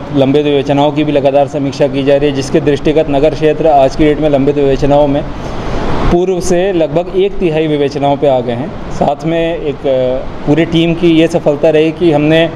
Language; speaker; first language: Hindi; native; Hindi